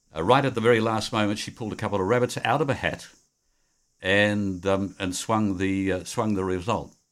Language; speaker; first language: English; native; English